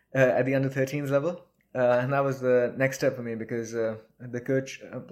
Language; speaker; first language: English; non-native, local second language; Urdu